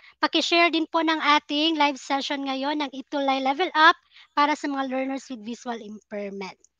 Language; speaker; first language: Filipino; native; Filipino